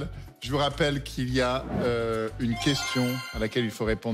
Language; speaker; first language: French; native; French